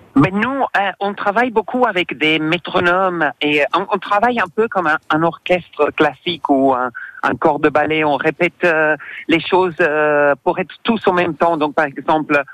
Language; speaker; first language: French; non-native, fluent; English